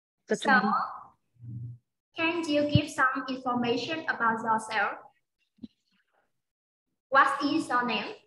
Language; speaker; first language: English; non-native, fluent; Vietnamese